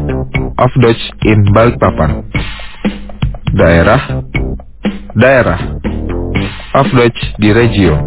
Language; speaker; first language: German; non-native, fluent; Indonesian